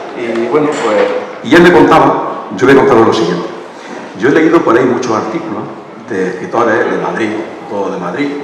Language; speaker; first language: Spanish; native; Spanish